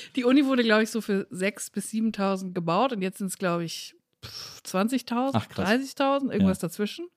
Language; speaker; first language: German; native; German